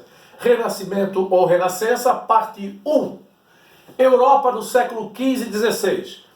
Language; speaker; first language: Portuguese; native; Portuguese